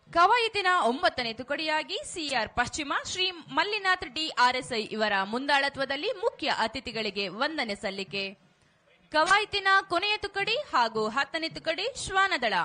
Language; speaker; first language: Kannada; native; Kannada